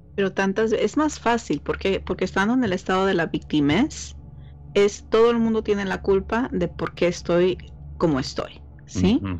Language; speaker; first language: Spanish; native; Spanish